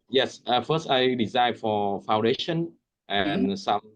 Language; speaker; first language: English; non-native, learner; Vietnamese